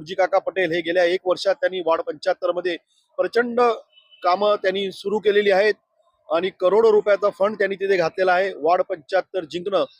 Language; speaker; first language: Marathi; native; Marathi